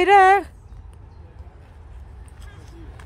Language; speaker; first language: Dutch; native; Dutch